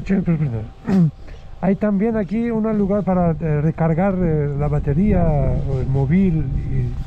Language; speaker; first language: Spanish; non-native, learner; Persian